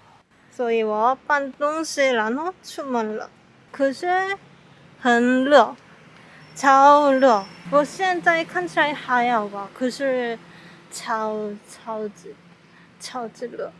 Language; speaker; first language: Chinese; non-native, learner; Korean